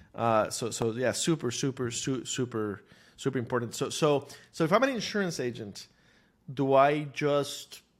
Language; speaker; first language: English; non-native, fluent; Spanish